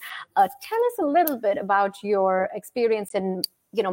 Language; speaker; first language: English; non-native, local second language; Hindi